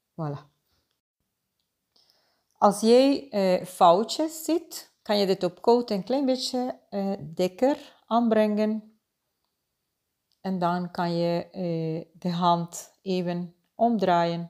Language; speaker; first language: Dutch; non-native, fluent; Spanish